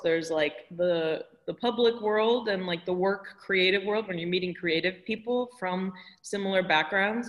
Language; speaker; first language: English; native; English